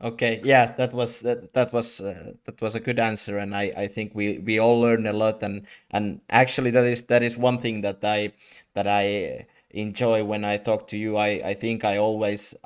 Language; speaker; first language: English; non-native, fluent; Finnish